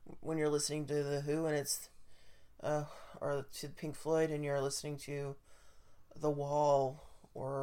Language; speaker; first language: English; native; English